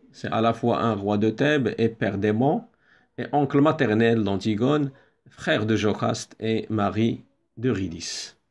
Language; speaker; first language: French; non-native, local second language; Arabic